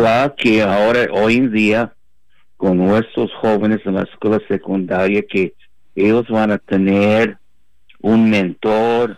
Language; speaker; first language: Spanish; early bilingual, heritage; Spanish